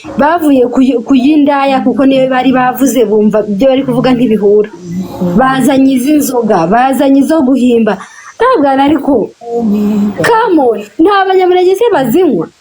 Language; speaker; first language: Kinyarwanda; native; Kinyarwanda